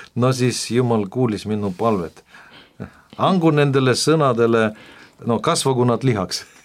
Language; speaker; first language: Estonian; non-native, local second language; Russian